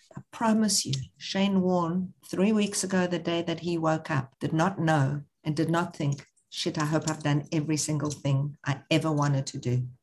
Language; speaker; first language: English; native; English